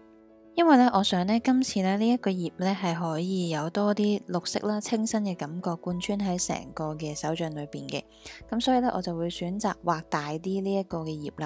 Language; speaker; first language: Chinese; non-native, local second language; Cantonese